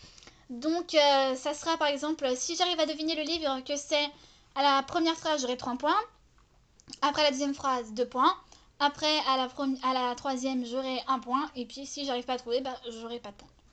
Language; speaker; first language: French; native; French